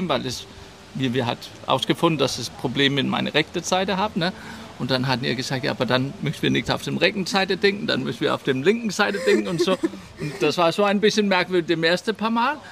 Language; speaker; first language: German; non-native, learner; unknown